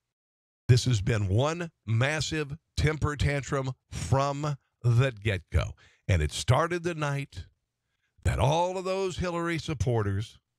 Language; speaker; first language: English; native; English